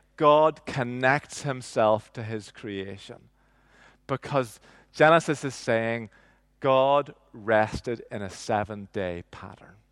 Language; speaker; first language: English; native; English